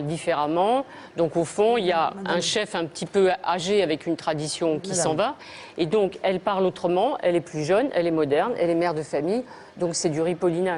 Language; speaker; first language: French; native; French